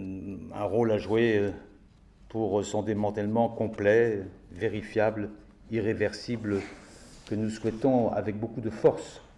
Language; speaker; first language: French; native; French